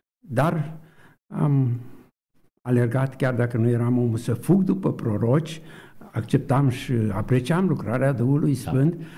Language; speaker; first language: Romanian; native; Romanian